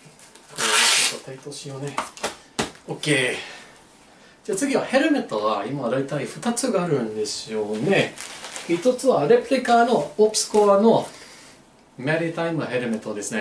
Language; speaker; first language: Japanese; non-native, learner; English